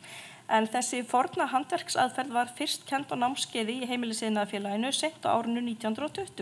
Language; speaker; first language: Icelandic; native; Icelandic